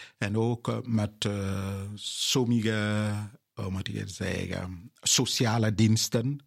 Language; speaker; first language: Dutch; non-native, fluent; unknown